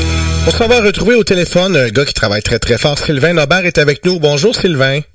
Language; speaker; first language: French; native; French